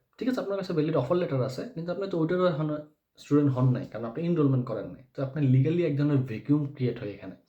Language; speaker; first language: Bangla; native; Bangla